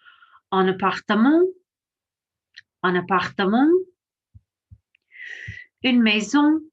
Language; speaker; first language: French; non-native, fluent; English